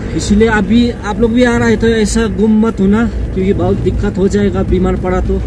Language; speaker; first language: Hindi; non-native, local second language; Nepali